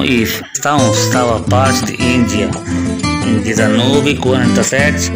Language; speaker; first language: Portuguese; non-native, learner; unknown